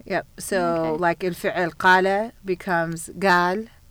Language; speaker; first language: English; early bilingual, other home language; Arabic